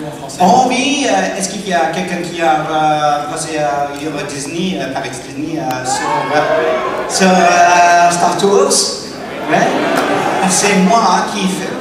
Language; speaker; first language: French; non-native, learner; English